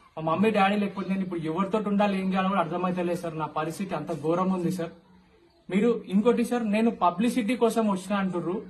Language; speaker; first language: Telugu; native; Telugu